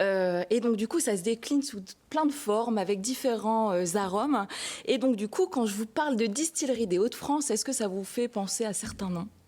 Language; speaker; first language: French; native; French